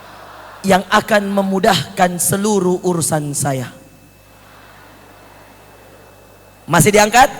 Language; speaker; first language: Indonesian; native; Indonesian